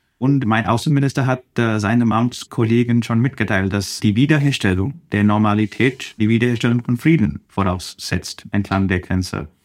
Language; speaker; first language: German; non-native, fluent; Telugu